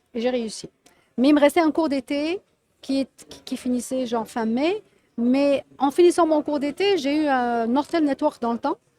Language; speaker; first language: French; non-native, local second language; Arabic